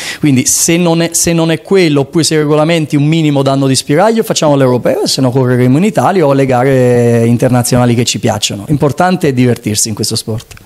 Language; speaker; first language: Italian; native; Italian